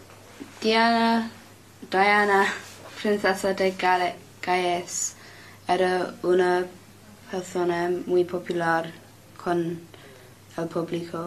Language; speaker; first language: Spanish; non-native, learner; English